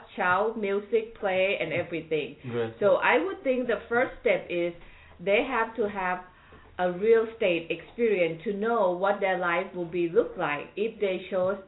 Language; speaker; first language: English; non-native, fluent; Thai